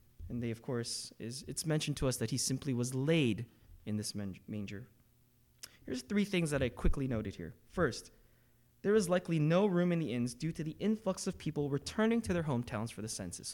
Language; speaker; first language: English; early bilingual, other home language; Korean